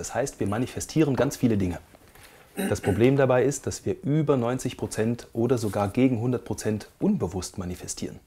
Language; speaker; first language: German; native; German